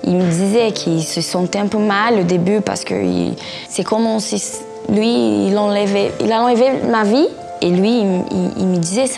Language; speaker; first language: French; non-native, fluent; Portuguese